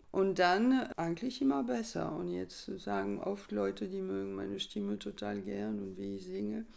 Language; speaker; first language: German; non-native, fluent; French